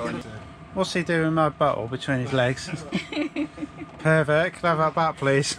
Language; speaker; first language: English; native; English